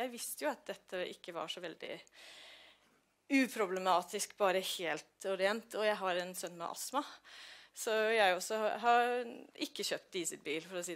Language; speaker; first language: Norwegian; non-native, fluent; English